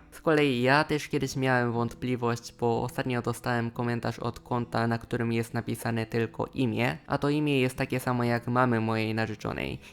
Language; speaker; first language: Polish; non-native, fluent; Japanese